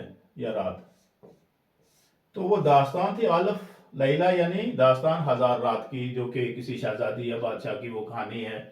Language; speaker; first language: Urdu; native; Urdu